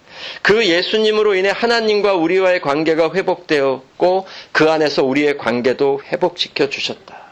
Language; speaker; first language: Korean; native; Korean